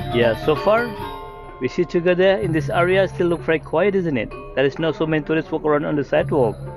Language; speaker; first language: English; non-native, learner; Indonesian